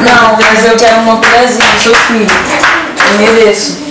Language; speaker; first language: Portuguese; native; Portuguese